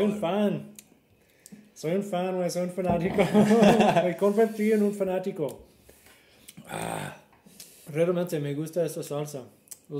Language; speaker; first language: Spanish; non-native, learner; English